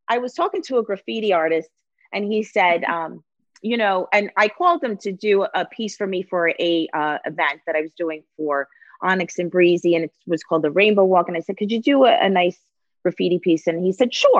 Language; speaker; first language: English; native; English